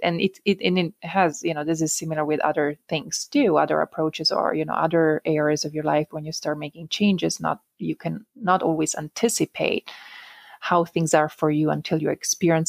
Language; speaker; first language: English; non-native, fluent; Italian